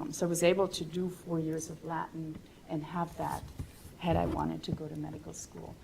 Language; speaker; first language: English; non-native, fluent; German